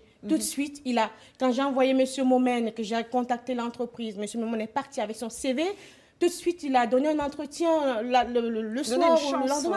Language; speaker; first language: French; native; French